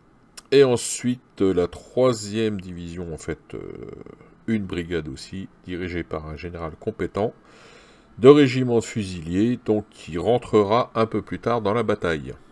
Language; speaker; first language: French; native; French